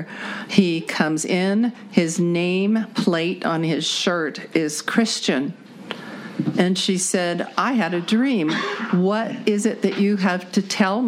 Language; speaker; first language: English; native; English